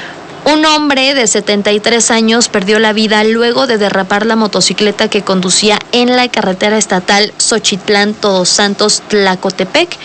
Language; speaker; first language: Spanish; native; Spanish